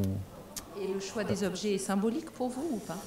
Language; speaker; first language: French; native; French